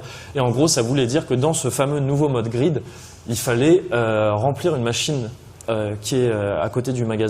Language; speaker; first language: French; native; French